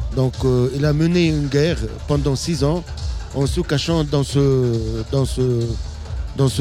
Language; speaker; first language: French; non-native, local second language; Arabic